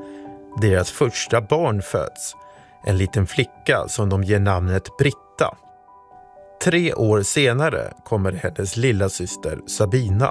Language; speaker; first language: Swedish; native; Swedish